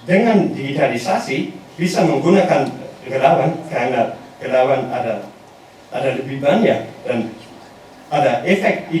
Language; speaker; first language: Indonesian; non-native, learner; German